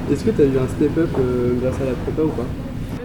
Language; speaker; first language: French; native; French